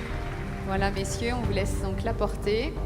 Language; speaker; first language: French; native; French